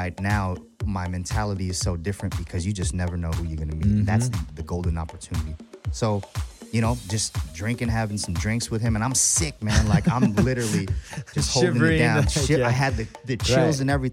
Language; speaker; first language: English; native; English